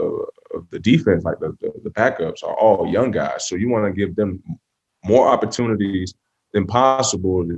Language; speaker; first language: English; native; English